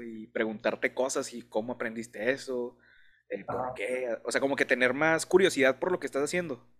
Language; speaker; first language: Spanish; native; Spanish